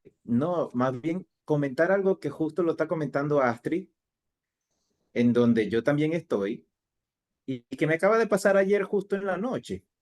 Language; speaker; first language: Spanish; native; Spanish